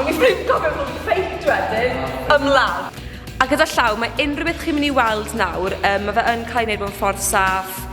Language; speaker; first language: Welsh; native; Welsh